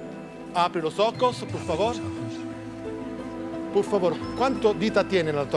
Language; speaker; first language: Spanish; non-native, learner; Italian